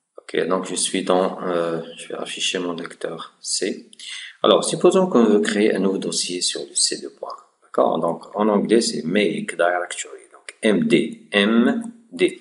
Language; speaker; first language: French; non-native, local second language; Arabic